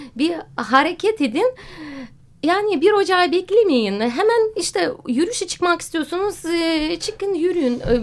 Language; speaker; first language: Turkish; non-native, fluent; Russian